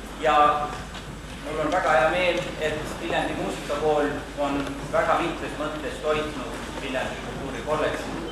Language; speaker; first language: Estonian; native; Estonian